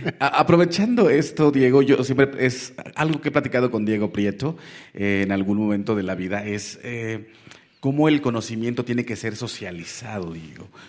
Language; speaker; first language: Spanish; non-native, local second language; Nahuatl languages